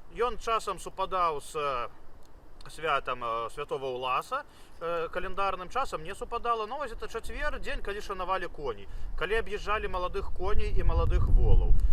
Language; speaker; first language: Belarusian; native; Belarusian